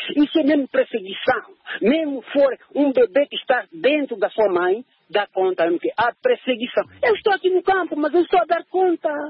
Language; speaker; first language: Portuguese; non-native, local second language; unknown